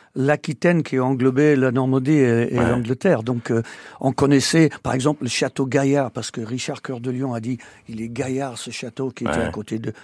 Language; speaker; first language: French; non-native, fluent; English